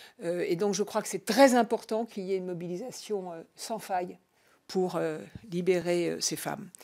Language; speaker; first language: French; native; French